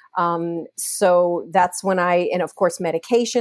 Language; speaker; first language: English; native; English